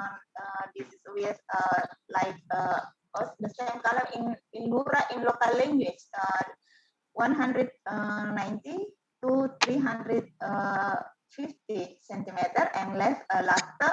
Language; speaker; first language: English; non-native, learner; Indonesian